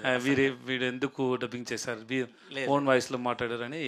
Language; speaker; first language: Telugu; non-native, learner; Tamil